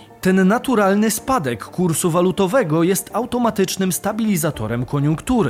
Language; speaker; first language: Polish; native; Polish